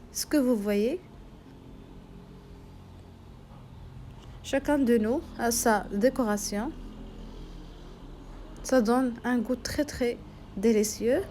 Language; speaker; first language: French; non-native, local second language; Arabic